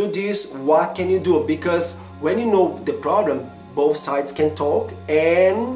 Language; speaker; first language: English; non-native, fluent; Portuguese